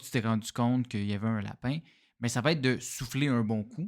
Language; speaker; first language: French; native; French